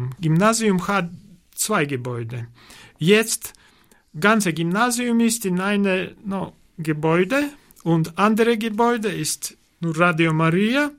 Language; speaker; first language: German; non-native, learner; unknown